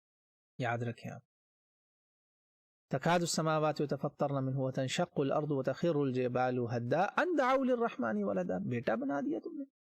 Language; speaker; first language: Urdu; native; Urdu